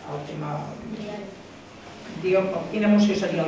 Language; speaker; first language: Catalan; native; Catalan